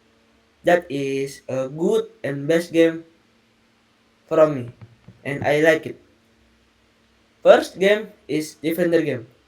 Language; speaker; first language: English; non-native, learner; Indonesian